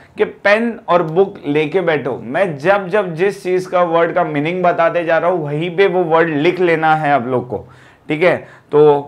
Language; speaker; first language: Hindi; non-native, local second language; Gujarati